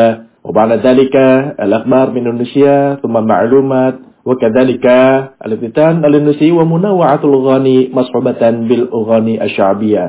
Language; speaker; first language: Arabic; non-native, fluent; Indonesian